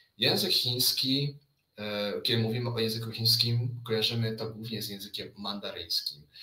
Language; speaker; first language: Polish; early bilingual, other home language; Chinese